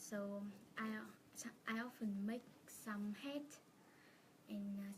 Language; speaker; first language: English; non-native, learner; Vietnamese